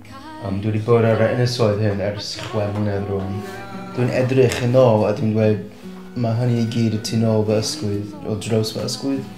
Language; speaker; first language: Welsh; non-native, fluent; English